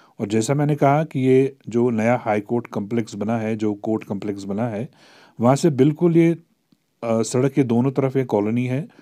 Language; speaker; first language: Urdu; non-native, local second language; Kashmiri